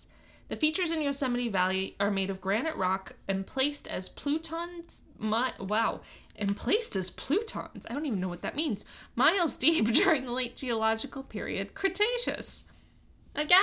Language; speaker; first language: English; native; English